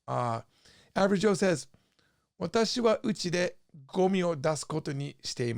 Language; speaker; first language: Japanese; non-native, fluent; English